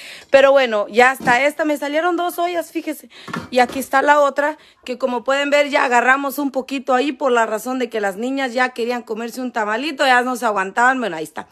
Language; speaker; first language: Spanish; native; Spanish